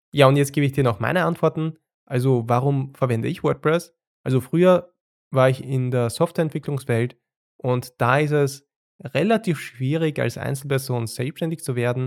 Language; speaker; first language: German; native; German